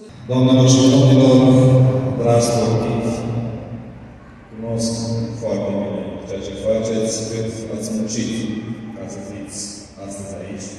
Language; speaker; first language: Romanian; non-native, local second language; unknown